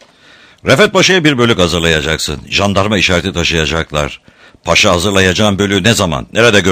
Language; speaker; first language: Turkish; native; Turkish